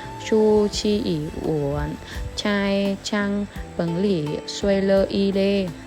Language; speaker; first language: Chinese; non-native, learner; Vietnamese